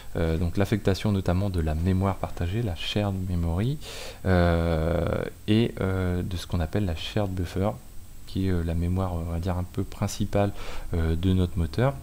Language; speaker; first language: French; native; French